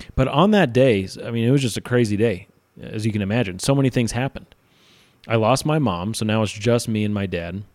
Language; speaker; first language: English; native; English